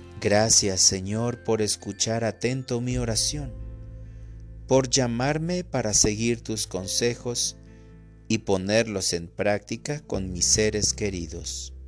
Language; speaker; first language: Spanish; native; Spanish